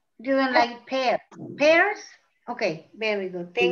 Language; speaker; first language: English; non-native, fluent; Spanish